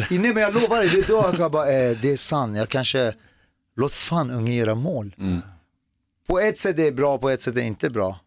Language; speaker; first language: Swedish; early bilingual, other home language; Persian